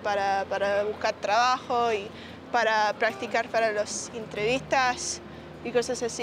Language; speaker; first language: Spanish; early bilingual, heritage; Spanish